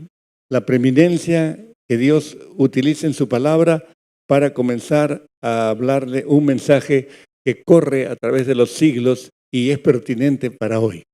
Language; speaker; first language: Spanish; native; Spanish